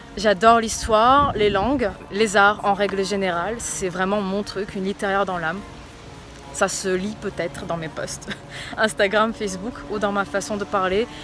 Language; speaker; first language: French; early bilingual, other home language; Portuguese